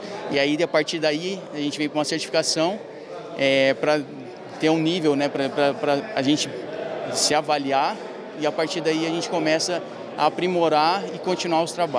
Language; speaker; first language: Portuguese; native; Portuguese